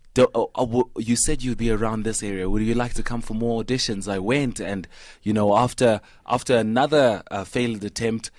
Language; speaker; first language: English; non-native, local second language; Xhosa